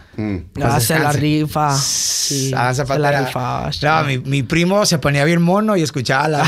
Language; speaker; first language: Spanish; early bilingual, heritage; Spanish